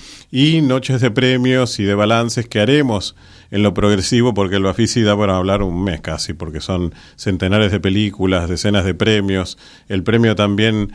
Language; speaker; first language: Spanish; native; Spanish